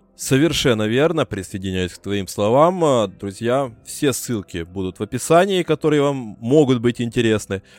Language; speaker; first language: Russian; native; Russian